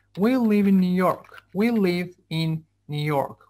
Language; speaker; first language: English; non-native, fluent; Azerbaijani